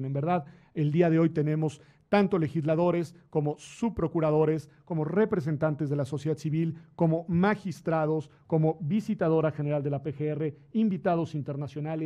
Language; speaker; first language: Spanish; native; Spanish